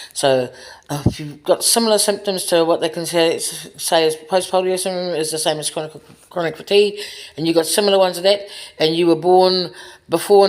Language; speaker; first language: English; native; English